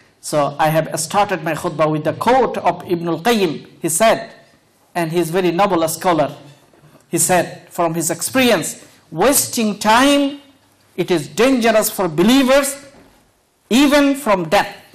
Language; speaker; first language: English; non-native, local second language; Bangla